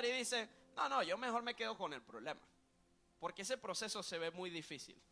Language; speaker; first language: Spanish; native; Spanish